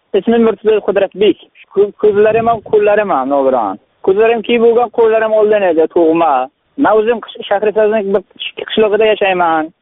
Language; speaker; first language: Uzbek; non-native, local second language; Tajik